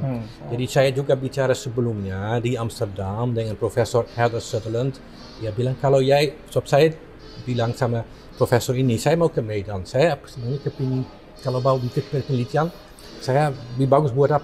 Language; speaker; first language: Indonesian; non-native, fluent; Dutch